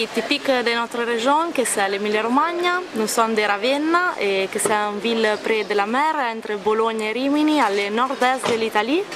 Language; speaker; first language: French; non-native, learner; Italian